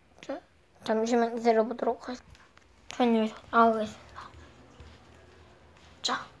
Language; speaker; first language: Korean; native; Korean